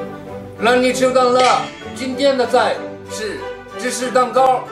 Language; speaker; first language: Chinese; non-native, fluent; Japanese